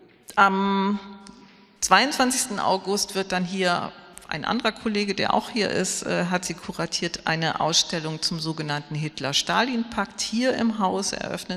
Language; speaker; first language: German; native; German